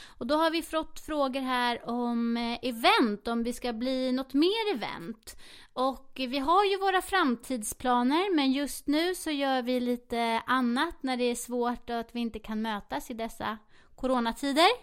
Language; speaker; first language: Swedish; native; Swedish